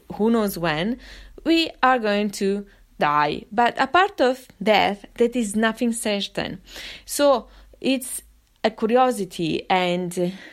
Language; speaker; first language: English; non-native, fluent; Italian